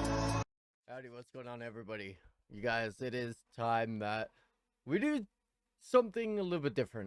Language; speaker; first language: English; native; English